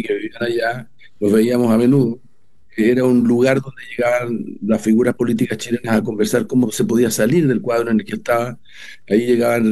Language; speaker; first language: Spanish; native; Spanish